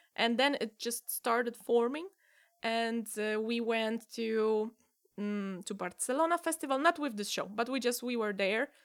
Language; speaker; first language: English; non-native, fluent; Polish